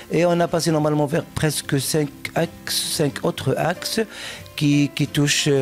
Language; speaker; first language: French; non-native, local second language; Arabic